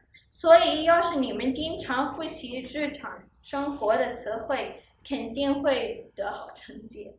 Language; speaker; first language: Chinese; early bilingual, heritage; Chinese